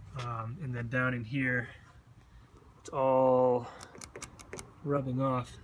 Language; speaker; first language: English; native; English